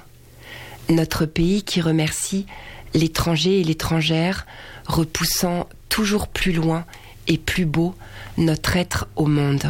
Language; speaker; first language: French; native; French